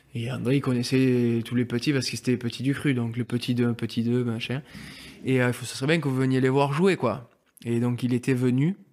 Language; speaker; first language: French; native; French